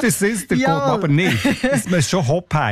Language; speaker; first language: German; native; German